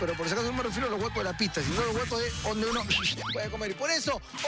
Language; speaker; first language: Spanish; native; Spanish